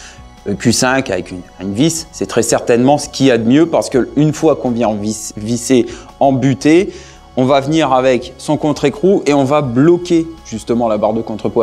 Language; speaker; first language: French; native; French